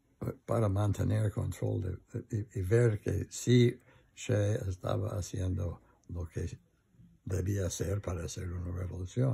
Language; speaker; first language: Spanish; non-native, learner; English